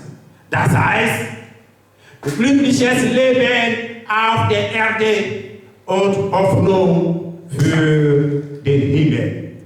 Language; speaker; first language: German; non-native, learner; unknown